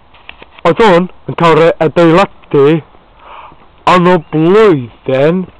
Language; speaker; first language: Welsh; non-native, learner; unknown